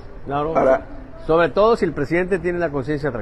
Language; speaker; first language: Spanish; native; Spanish